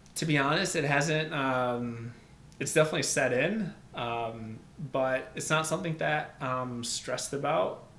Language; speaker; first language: English; early bilingual, other home language; Albanian